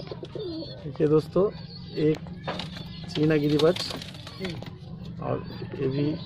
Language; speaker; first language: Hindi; non-native, local second language; Bangla